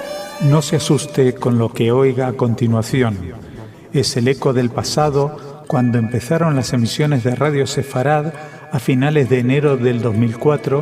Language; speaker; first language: Spanish; native; Spanish